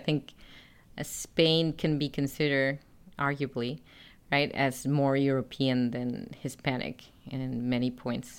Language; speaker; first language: English; non-native, fluent; Spanish